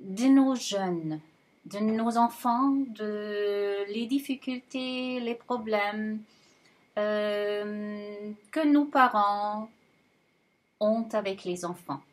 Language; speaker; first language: French; non-native, fluent; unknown